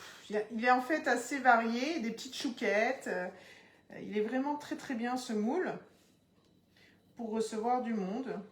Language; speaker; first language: French; native; French